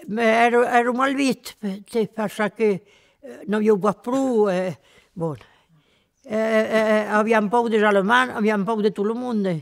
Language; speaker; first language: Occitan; native; Occitan